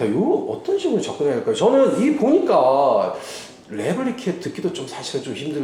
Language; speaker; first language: Korean; native; Korean